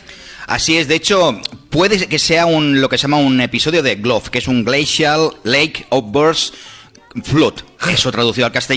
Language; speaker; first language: Spanish; native; Spanish